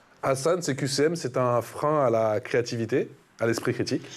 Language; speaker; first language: French; native; French